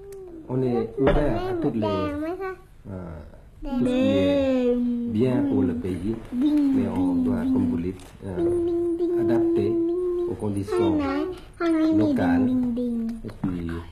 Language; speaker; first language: French; early bilingual, other home language; Thai